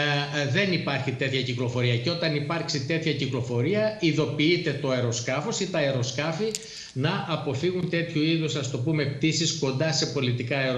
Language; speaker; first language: Greek; native; Greek